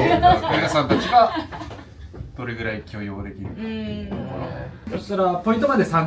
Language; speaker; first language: Japanese; native; Japanese